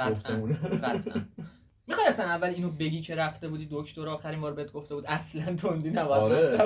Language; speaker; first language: Persian; native; Persian